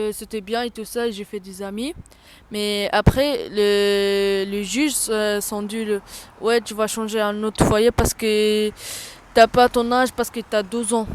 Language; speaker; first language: French; non-native, local second language; Arabic